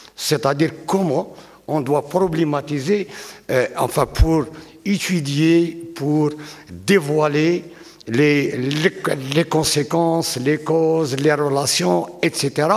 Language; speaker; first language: French; non-native, local second language; Arabic